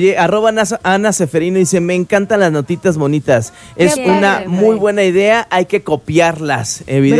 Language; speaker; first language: Spanish; native; Spanish